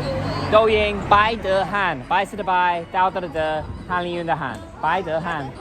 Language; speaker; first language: Chinese; non-native, learner; English